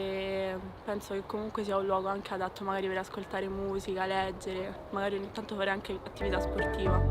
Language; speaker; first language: Italian; native; Italian